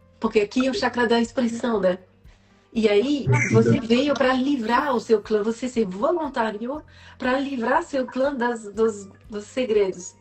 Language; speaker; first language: Portuguese; non-native, fluent; French